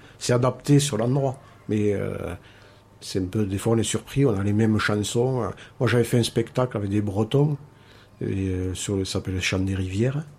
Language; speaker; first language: French; native; French